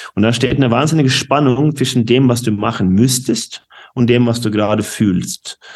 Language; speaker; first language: German; non-native, fluent; Norwegian